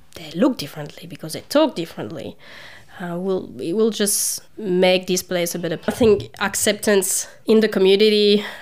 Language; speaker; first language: English; non-native, fluent; French